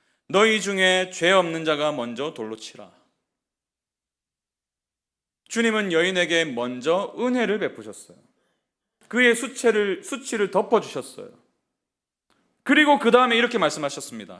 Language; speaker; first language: Korean; native; Korean